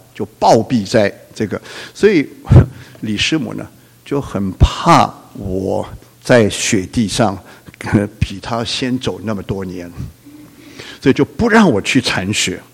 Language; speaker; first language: Chinese; non-native, local second language; Cantonese